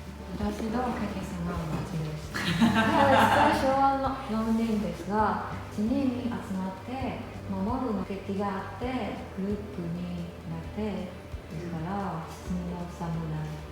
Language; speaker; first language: Japanese; non-native, learner; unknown